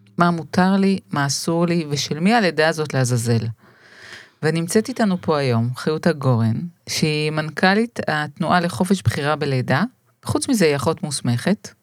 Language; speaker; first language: Hebrew; native; Hebrew